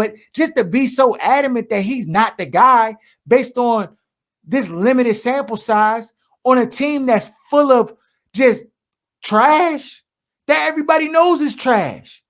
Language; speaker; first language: English; native; English